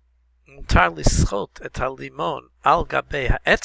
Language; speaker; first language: Hebrew; non-native, fluent; English